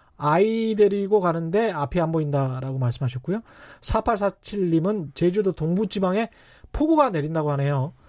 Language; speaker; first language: Korean; native; Korean